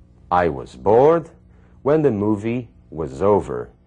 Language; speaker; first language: English; non-native, fluent; Portuguese